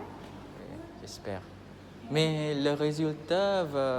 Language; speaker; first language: French; non-native, learner; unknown